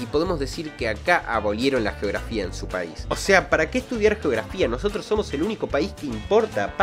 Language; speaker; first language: Spanish; native; Spanish